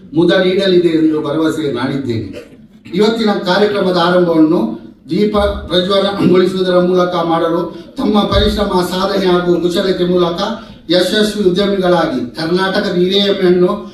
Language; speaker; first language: Kannada; non-native, local second language; Konkani